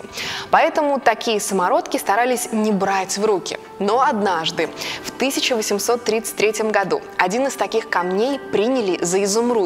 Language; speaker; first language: Russian; native; Russian